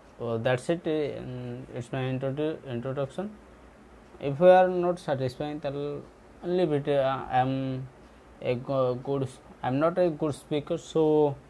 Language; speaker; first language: English; non-native, local second language; Odia